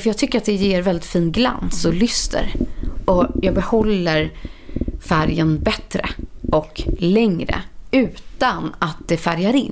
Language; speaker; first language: Swedish; native; Swedish